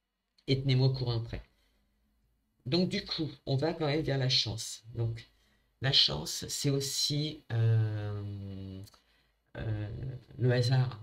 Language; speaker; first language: French; native; French